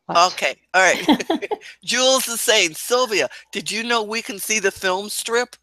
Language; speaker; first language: English; native; English